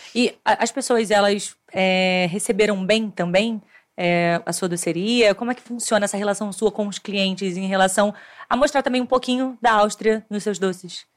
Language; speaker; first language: Portuguese; native; Portuguese